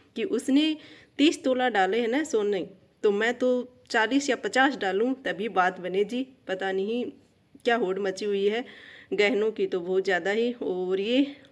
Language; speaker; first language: Hindi; native; Hindi